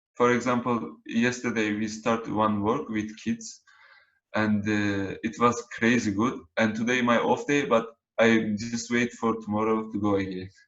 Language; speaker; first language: English; non-native, learner; Turkish